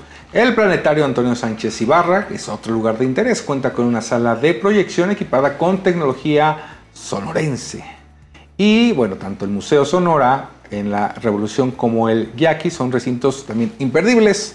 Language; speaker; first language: Spanish; native; Spanish